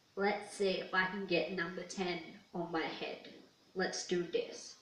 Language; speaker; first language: English; native; English